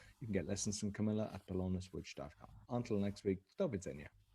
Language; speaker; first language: English; native; English